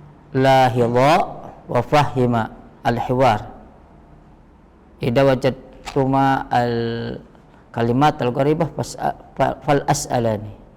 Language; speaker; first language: Arabic; non-native, fluent; Indonesian